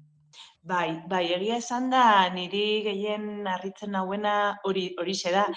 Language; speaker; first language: Basque; native; Basque